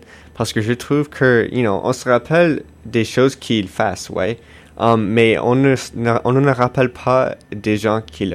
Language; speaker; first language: French; non-native, local second language; English